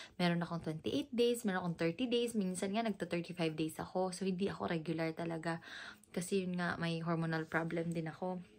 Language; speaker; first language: Filipino; non-native, local second language; Cebuano